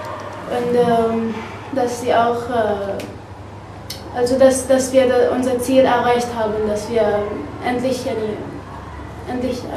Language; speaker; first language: German; non-native, fluent; Arabic